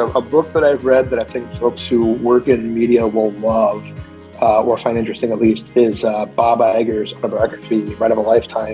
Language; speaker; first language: English; native; English